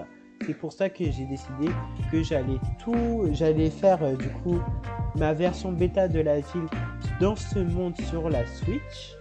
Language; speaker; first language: French; native; French